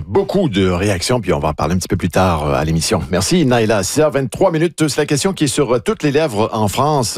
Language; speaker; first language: French; native; French